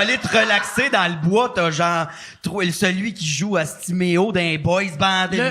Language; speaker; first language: French; native; French